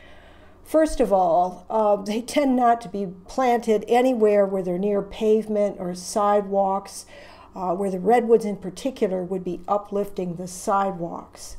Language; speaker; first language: English; native; English